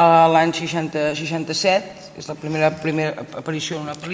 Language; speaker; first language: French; non-native, learner; Catalan